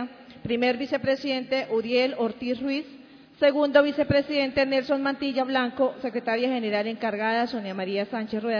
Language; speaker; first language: Spanish; native; Spanish